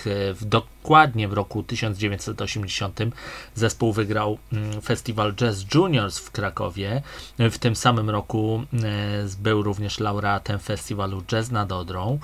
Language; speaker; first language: Polish; native; Polish